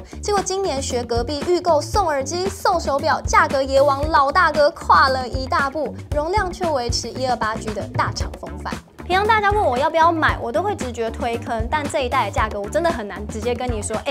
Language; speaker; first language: Chinese; native; Chinese